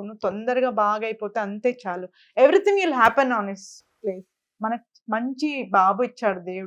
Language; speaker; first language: Telugu; native; Telugu